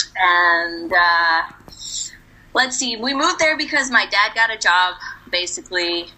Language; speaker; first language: English; early bilingual, other home language; Spanish